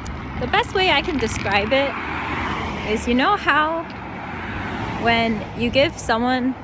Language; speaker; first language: English; native; English